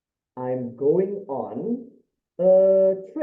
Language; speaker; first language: English; non-native, fluent; Indonesian